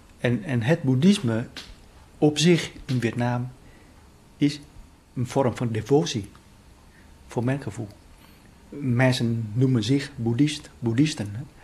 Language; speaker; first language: Dutch; non-native, fluent; Vietnamese